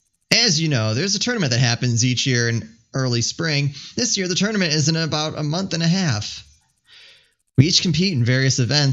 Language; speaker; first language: English; native; English